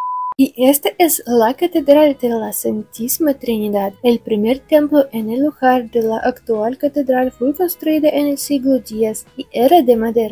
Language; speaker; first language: Spanish; non-native, fluent; Russian